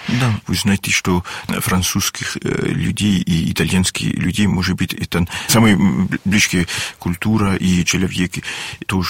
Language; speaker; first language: Russian; non-native, learner; French